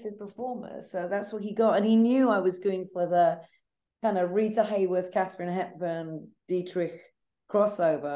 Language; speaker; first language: English; native; English